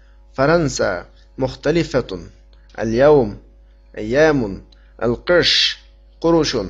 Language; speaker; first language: Arabic; non-native, fluent; Uyghur